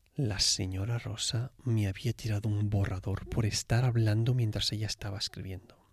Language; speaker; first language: Spanish; native; Spanish